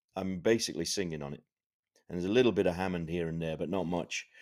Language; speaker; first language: English; native; English